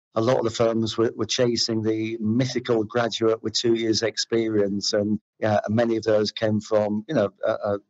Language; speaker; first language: English; native; English